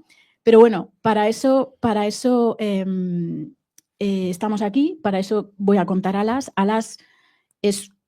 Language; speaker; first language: Spanish; native; Spanish